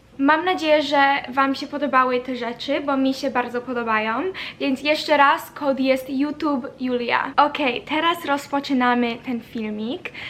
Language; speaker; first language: Polish; early bilingual, heritage; Polish